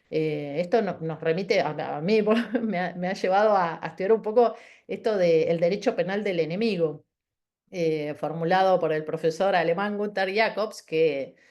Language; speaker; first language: Spanish; native; Spanish